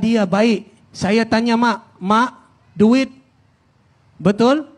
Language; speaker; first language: Indonesian; non-native, fluent; Filipino